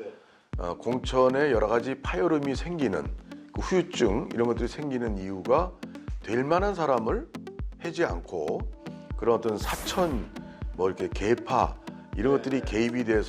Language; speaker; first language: Korean; native; Korean